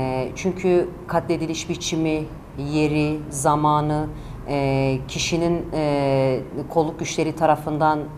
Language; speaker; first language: Turkish; native; Turkish